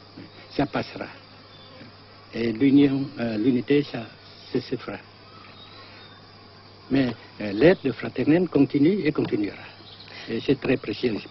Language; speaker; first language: French; non-native, fluent; Vietnamese